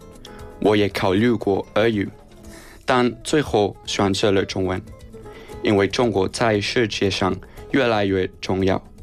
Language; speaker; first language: Chinese; non-native, fluent; Spanish